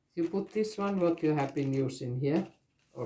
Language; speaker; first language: English; non-native, learner; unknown